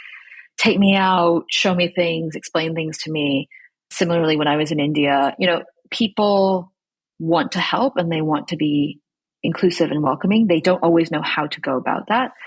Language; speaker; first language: English; early bilingual, other home language; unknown